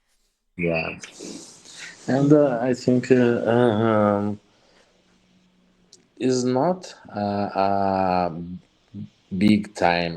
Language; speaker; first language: English; non-native, learner; Portuguese